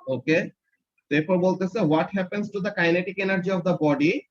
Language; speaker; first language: English; non-native, local second language; Bangla